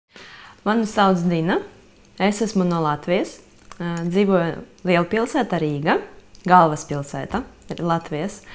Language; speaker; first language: Latvian; non-native, local second language; Russian